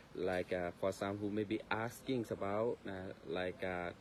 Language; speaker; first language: English; non-native, learner; Thai